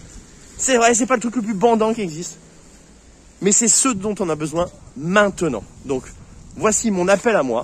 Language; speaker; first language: French; native; French